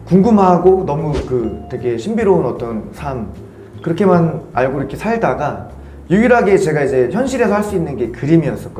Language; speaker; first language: Korean; native; Korean